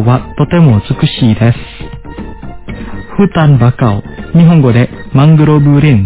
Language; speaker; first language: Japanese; non-native, fluent; Indonesian